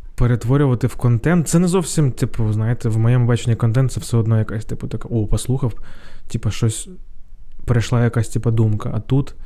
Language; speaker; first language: Ukrainian; non-native, local second language; Russian